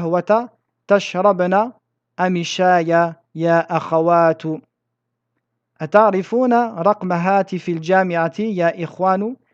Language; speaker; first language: Arabic; non-native, fluent; French